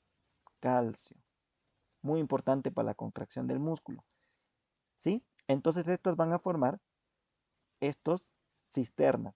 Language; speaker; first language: Spanish; native; Spanish